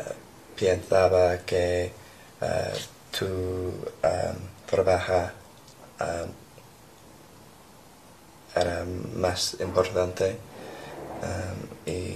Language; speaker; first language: Spanish; non-native, learner; English